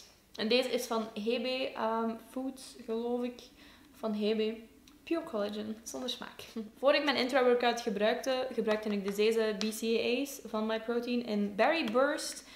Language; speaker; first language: Dutch; native; Dutch